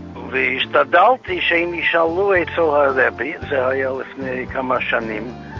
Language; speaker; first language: Hebrew; non-native, fluent; English